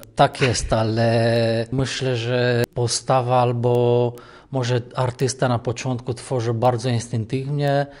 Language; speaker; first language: Polish; non-native, fluent; Romanian